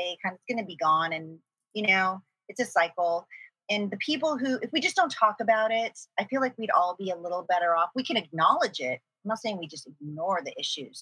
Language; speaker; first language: English; native; English